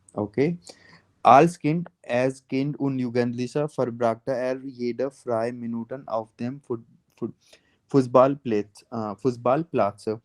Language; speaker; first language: German; non-native, fluent; Hindi